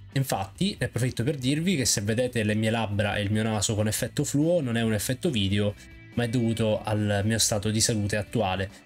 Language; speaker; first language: Italian; native; Italian